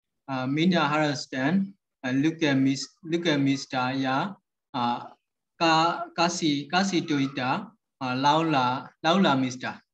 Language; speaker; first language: Finnish; non-native, learner; Burmese